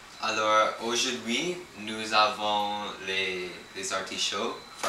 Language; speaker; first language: French; non-native, learner; English